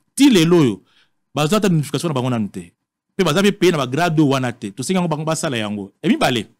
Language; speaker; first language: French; non-native, local second language; Lingala